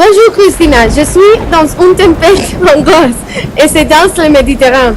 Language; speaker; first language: French; non-native, learner; Spanish